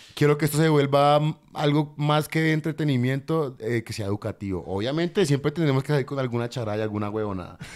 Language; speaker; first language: Spanish; native; Spanish